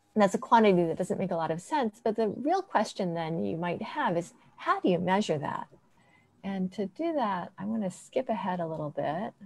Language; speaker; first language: English; native; English